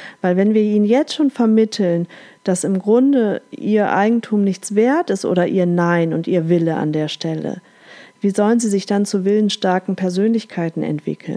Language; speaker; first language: German; native; German